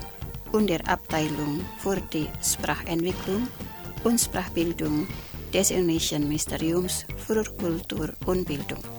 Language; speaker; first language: German; non-native, fluent; Indonesian